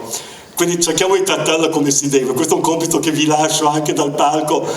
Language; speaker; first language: Italian; native; Italian